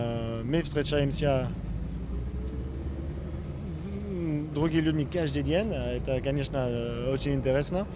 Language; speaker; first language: Russian; non-native, learner; French